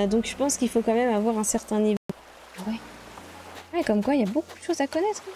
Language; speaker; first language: French; native; French